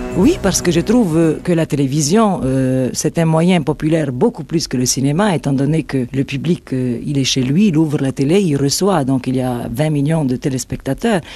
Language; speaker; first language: French; non-native, fluent; Italian